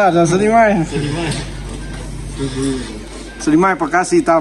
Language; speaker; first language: Russian; non-native, learner; Lao